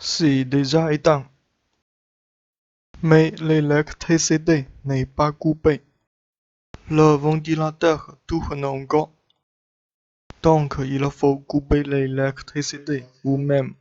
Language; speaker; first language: French; non-native, learner; Chinese